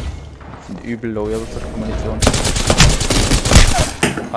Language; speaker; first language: German; native; German